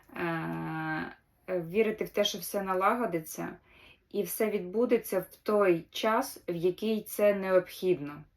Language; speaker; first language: Ukrainian; native; Ukrainian